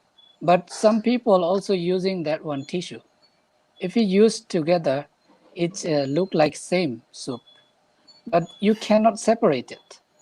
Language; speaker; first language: English; non-native, fluent; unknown